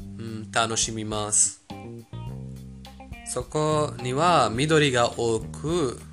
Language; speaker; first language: Japanese; non-native, fluent; Persian